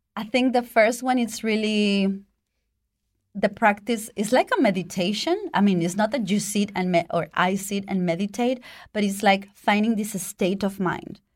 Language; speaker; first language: English; non-native, fluent; Spanish